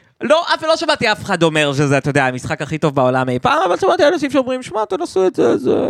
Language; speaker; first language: Hebrew; native; Hebrew